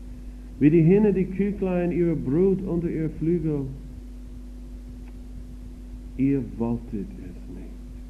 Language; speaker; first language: German; non-native, fluent; English